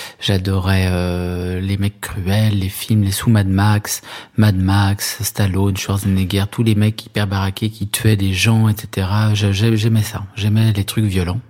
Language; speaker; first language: French; native; French